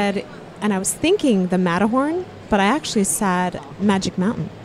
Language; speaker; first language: English; native; English